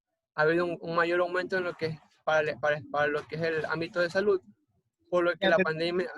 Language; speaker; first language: Spanish; native; Spanish